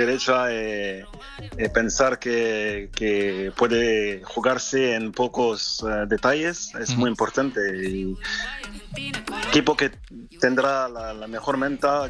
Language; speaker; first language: Spanish; non-native, fluent; French